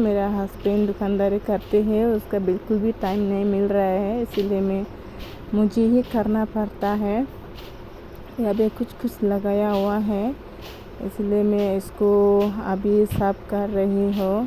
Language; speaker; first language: Hindi; non-native, local second language; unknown